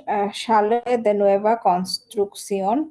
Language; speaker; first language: Spanish; non-native, learner; Bangla